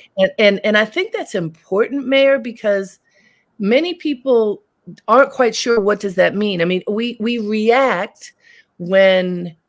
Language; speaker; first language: English; native; English